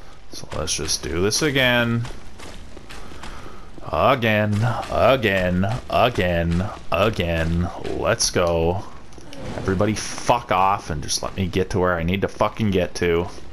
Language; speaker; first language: English; native; English